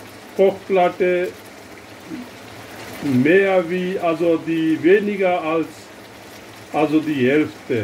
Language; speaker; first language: German; non-native, learner; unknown